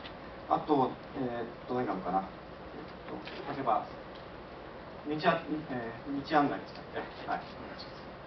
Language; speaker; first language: Japanese; native; Japanese